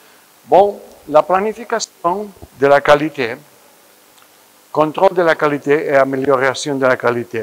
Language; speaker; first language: French; non-native, fluent; Spanish